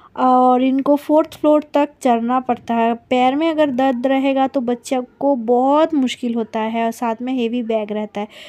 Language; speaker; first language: Hindi; non-native, local second language; Bangla